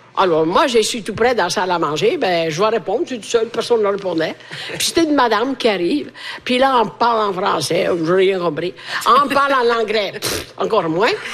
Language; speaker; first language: French; non-native, fluent; Italian